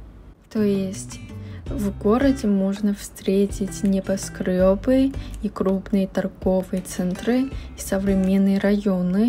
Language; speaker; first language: Russian; non-native, fluent; Chinese